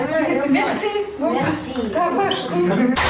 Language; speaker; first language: French; non-native, learner; Portuguese